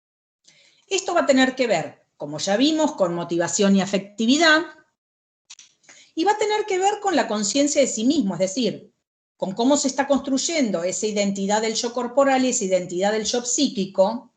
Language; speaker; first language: Spanish; native; Spanish